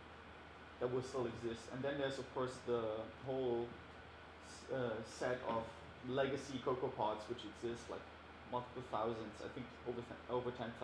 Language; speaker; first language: English; non-native, fluent; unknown